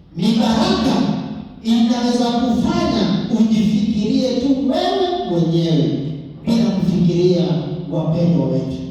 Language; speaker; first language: Swahili; non-native, local second language; Luo (Kenya and Tanzania)